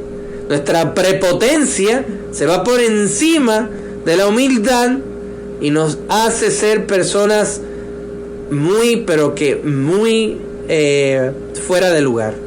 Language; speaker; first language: Spanish; native; Spanish